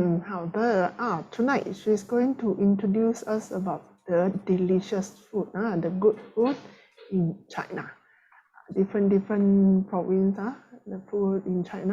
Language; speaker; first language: English; non-native, local second language; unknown